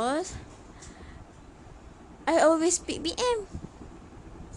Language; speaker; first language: English; non-native, local second language; Malay